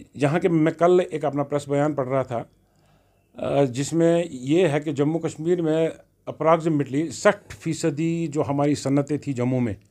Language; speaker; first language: Hindi; non-native, local second language; Kashmiri